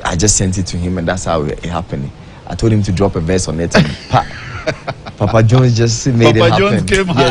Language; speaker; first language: English; non-native, local second language; Akan